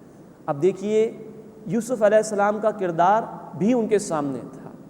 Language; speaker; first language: Urdu; native; Urdu